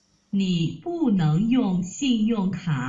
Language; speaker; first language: Chinese; non-native, learner; Vietnamese